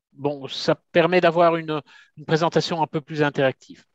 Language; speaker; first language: French; native; French